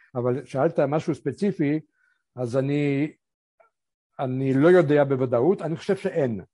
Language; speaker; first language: Hebrew; early bilingual, other home language; Polish